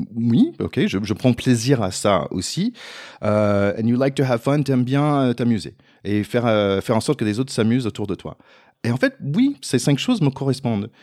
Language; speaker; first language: French; non-native, fluent; English